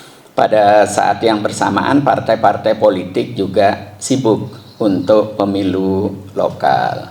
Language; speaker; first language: Indonesian; native; Indonesian